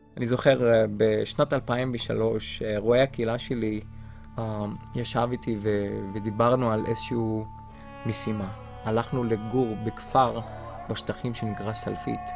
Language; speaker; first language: Hebrew; non-native, local second language; Arabic